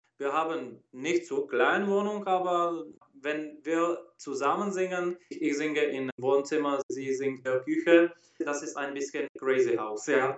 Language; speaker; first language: German; non-native, learner; Czech